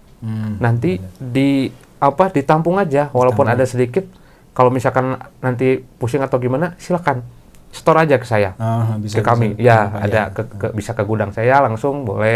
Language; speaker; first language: Indonesian; non-native, local second language; Sundanese